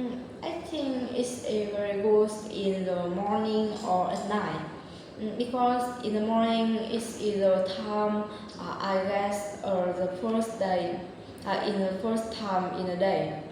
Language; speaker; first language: English; non-native, learner; Vietnamese